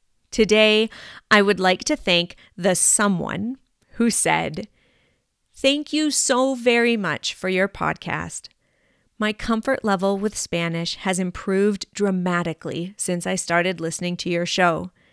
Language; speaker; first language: English; native; English